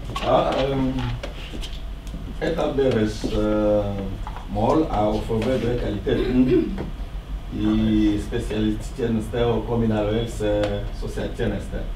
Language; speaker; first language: Norwegian; non-native, learner; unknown